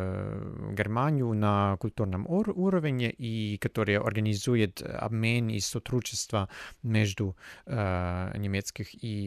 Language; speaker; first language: Russian; non-native, fluent; German